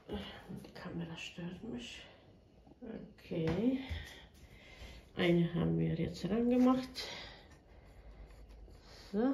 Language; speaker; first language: German; non-native, fluent; Bosnian